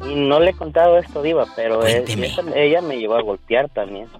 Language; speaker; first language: Spanish; native; Spanish